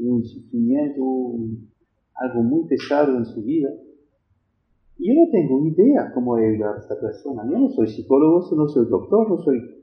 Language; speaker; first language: Spanish; non-native, fluent; French